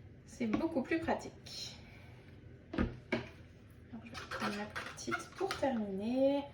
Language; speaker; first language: French; native; French